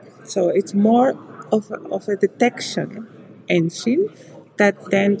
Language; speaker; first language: English; non-native, fluent; Spanish